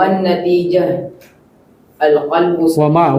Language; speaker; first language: Arabic; non-native, learner; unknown